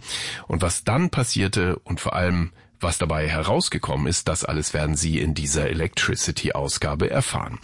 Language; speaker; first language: German; native; German